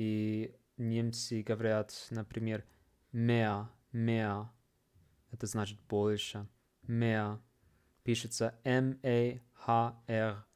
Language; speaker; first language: Russian; non-native, fluent; English